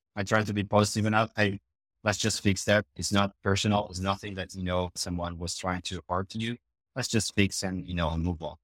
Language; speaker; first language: English; non-native, fluent; Portuguese